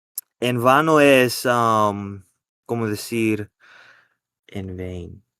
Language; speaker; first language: Spanish; non-native, fluent; English